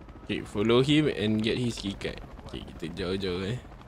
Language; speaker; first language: English; non-native, local second language; Malay